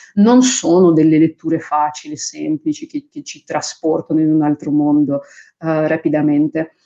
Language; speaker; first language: Italian; non-native, fluent; Russian